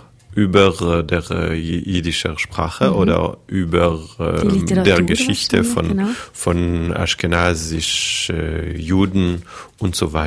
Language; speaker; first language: German; non-native, fluent; French